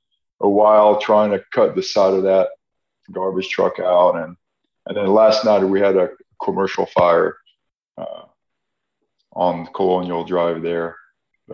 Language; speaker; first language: English; non-native, fluent; French